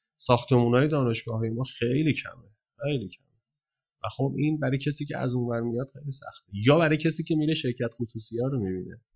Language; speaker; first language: Persian; native; Persian